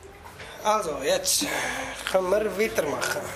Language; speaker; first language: German; non-native, fluent; Kurdish